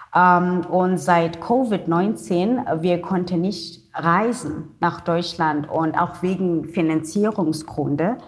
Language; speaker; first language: German; non-native, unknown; Xhosa